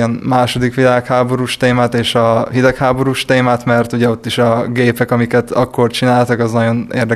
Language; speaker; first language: Hungarian; native; Hungarian